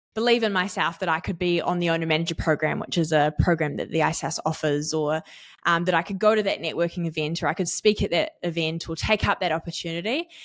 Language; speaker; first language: English; native; English